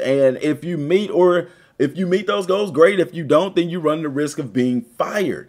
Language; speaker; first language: English; native; English